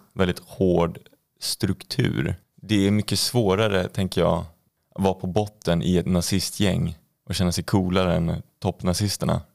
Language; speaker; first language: Swedish; native; Swedish